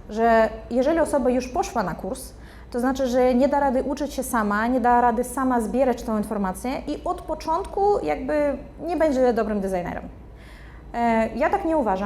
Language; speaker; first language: Polish; non-native, fluent; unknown